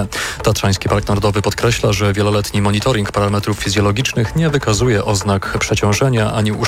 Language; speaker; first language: Polish; native; Polish